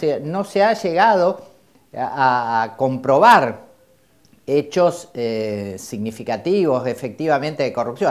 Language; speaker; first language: Spanish; native; Spanish